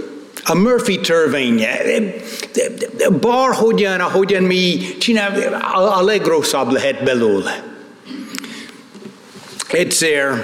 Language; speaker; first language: Hungarian; non-native, fluent; English